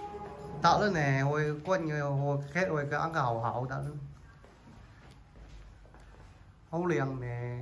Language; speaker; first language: Chinese; native; Chinese